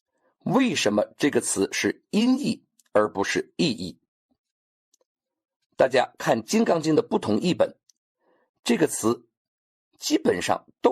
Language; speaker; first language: Chinese; native; Chinese